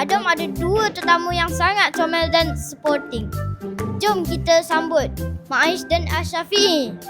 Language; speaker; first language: Malay; native; Malay